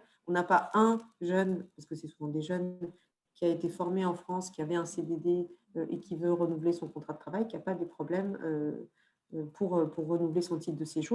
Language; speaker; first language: French; native; French